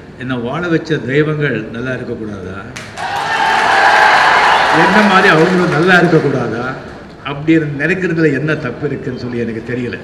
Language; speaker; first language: Tamil; non-native, fluent; Marathi